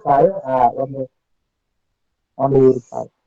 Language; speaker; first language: English; non-native, learner; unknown